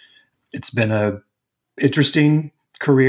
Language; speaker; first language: English; native; English